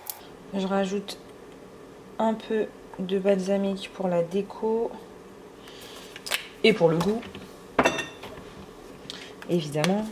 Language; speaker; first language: French; native; French